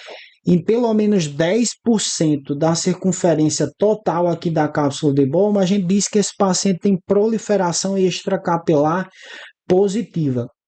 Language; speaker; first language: Portuguese; native; Portuguese